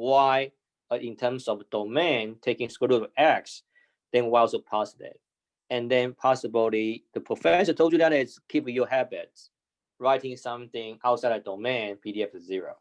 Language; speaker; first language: English; non-native, fluent; Chinese